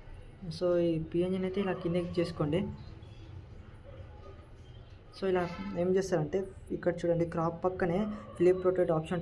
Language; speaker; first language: Telugu; native; Telugu